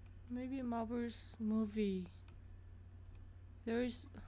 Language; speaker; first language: English; non-native, learner; Korean